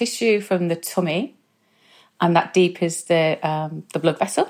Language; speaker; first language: English; native; English